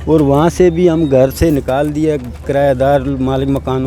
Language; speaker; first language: Hindi; non-native, fluent; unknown